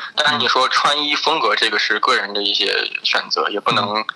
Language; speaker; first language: Chinese; native; Chinese